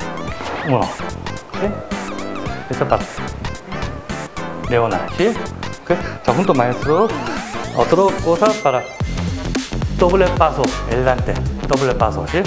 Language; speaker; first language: Spanish; non-native, learner; Korean